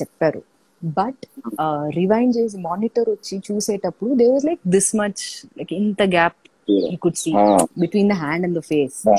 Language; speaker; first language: Telugu; non-native, fluent; Malayalam